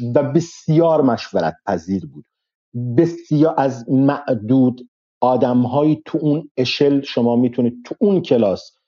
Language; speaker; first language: Persian; non-native, local second language; Arabic